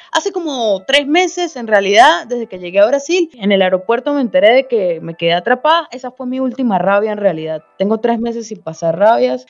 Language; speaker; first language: Spanish; native; Spanish